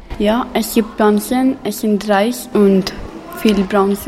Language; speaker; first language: German; non-native, learner; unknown